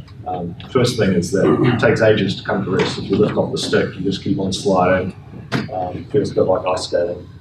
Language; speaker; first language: English; native; English